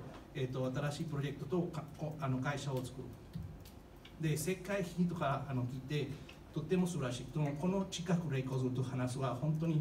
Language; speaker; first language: Japanese; non-native, fluent; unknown